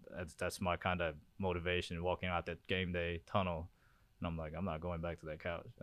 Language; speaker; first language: English; early bilingual, other home language; Korean